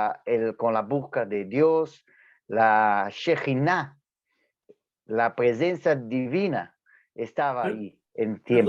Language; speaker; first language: Spanish; non-native, fluent; Portuguese